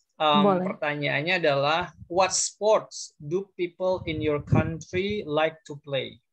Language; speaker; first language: English; non-native, fluent; Indonesian